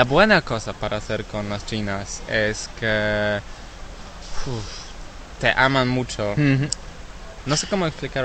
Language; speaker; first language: Spanish; non-native, learner; Polish